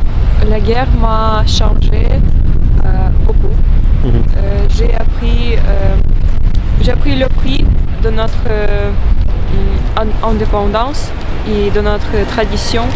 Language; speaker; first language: French; non-native, fluent; Ukrainian